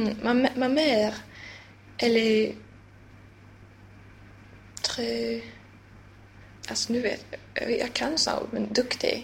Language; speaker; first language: French; non-native, learner; Swedish